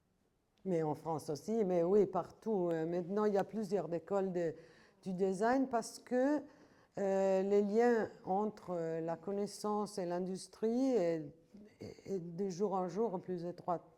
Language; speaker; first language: French; non-native, fluent; Italian